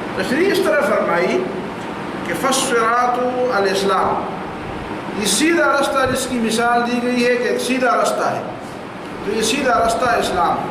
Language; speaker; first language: Urdu; non-native, local second language; Pashto